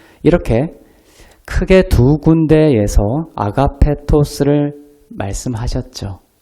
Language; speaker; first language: Korean; native; Korean